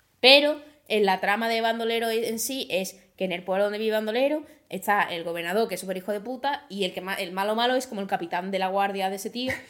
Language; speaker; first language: Spanish; native; Spanish